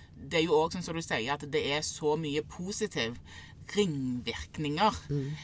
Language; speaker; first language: Norwegian; native; Norwegian